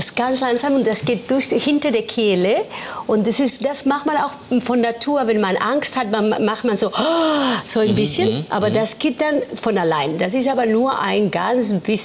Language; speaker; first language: German; non-native, fluent; Spanish